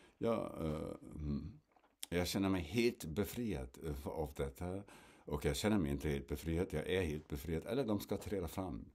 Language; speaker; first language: Swedish; non-native, fluent; German